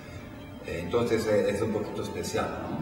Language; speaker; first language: Spanish; non-native, fluent; Italian